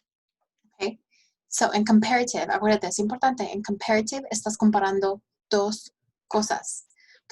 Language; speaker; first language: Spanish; early bilingual, heritage; Spanish